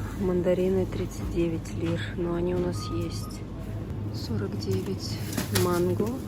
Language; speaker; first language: Russian; non-native, local second language; Tatar